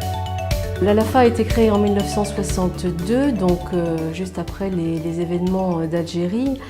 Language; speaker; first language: French; native; French